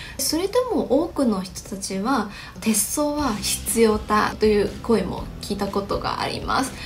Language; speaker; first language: Japanese; non-native, fluent; Chinese